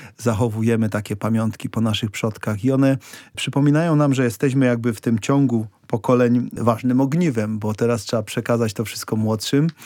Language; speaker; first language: Polish; native; Polish